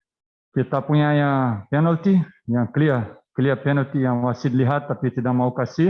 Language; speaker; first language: Indonesian; non-native, fluent; Portuguese